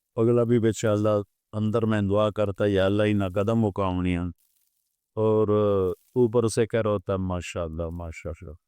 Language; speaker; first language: Urdu; non-native, local second language; Punjabi